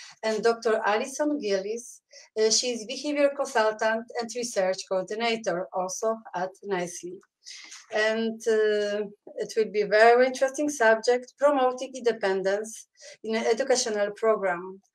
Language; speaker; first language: English; non-native, fluent; Polish